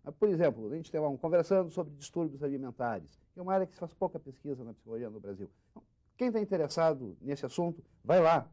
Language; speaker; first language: Portuguese; native; Portuguese